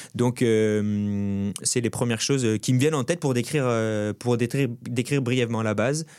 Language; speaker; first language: French; native; French